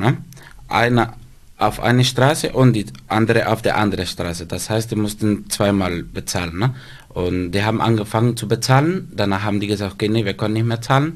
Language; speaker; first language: German; non-native, fluent; Spanish